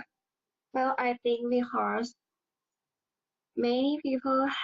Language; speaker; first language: English; non-native, learner; Thai